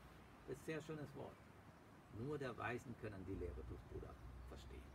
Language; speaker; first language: German; non-native, fluent; Sinhala